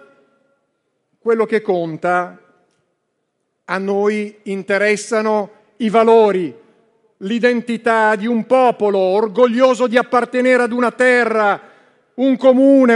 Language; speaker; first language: Italian; native; Italian